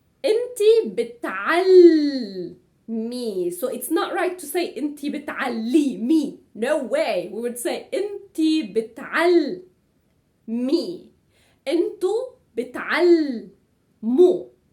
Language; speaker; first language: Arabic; native; Arabic